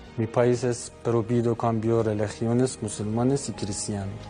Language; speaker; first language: Spanish; non-native, learner; Persian